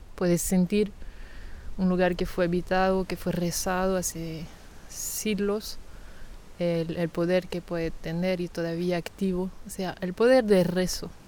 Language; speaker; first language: Spanish; non-native, fluent; French